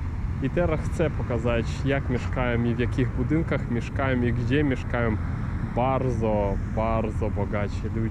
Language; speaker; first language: Polish; non-native, learner; Ukrainian